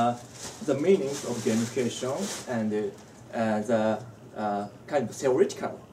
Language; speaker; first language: English; non-native, learner; Japanese